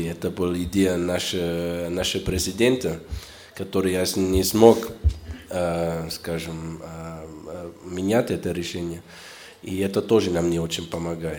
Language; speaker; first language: Russian; non-native, fluent; German